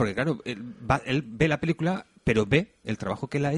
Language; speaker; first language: Spanish; native; Spanish